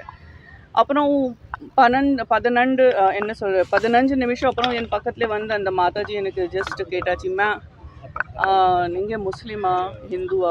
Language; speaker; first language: Tamil; non-native, local second language; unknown